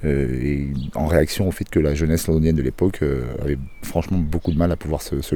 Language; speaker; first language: French; native; French